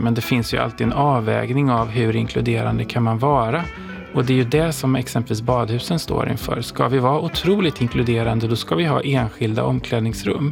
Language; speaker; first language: Swedish; native; Swedish